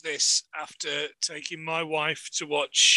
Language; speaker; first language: English; native; English